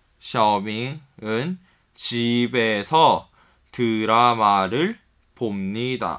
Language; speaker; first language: Korean; non-native, fluent; Chinese